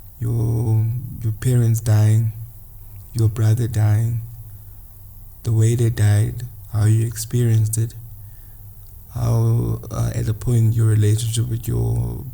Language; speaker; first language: English; non-native, local second language; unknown